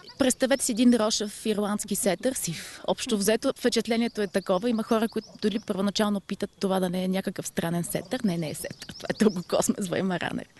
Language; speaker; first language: Bulgarian; native; Bulgarian